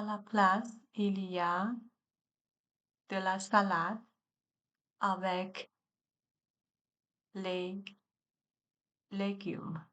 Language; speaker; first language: French; non-native, learner; Chinese